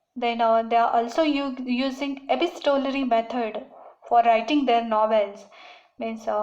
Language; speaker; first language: English; non-native, local second language; Marathi